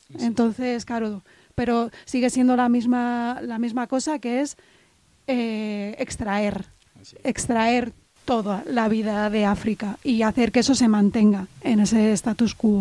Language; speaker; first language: Spanish; native; Spanish